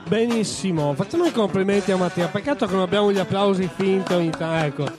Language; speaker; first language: Italian; native; Italian